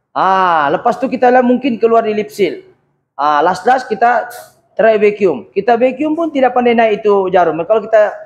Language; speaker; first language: Malay; native; Malay